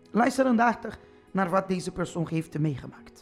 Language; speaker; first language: Dutch; non-native, fluent; Portuguese